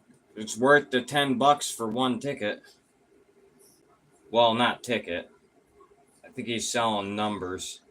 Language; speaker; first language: English; native; English